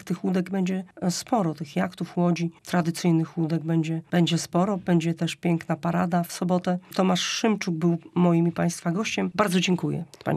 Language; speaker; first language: Polish; native; Polish